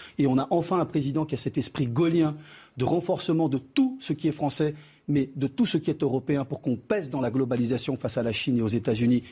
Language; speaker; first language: French; early bilingual, other home language; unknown